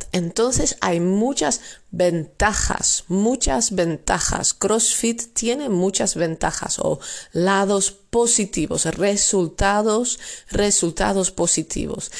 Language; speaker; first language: Spanish; non-native, fluent; Dutch